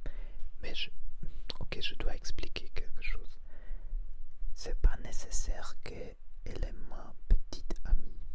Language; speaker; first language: French; non-native, learner; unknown